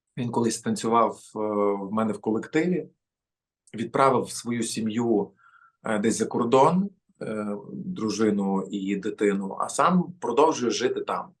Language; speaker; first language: Ukrainian; native; Ukrainian